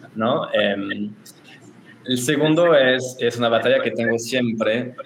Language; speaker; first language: Spanish; non-native, fluent; French